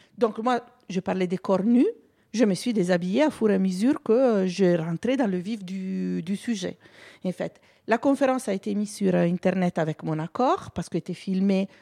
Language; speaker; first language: French; non-native, fluent; Italian